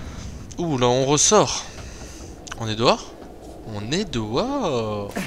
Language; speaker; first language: French; native; French